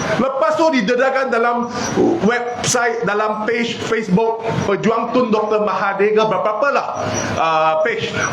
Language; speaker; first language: Malay; non-native, local second language; Chinese